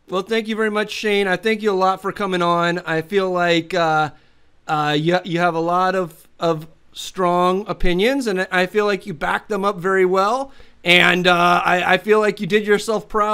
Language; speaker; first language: English; native; English